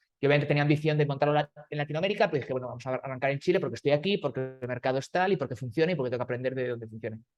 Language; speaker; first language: Spanish; native; Spanish